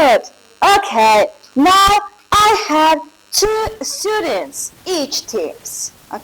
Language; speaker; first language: English; non-native, learner; Mongolian